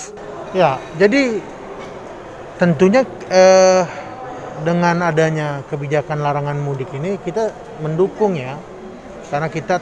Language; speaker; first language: Indonesian; native; Indonesian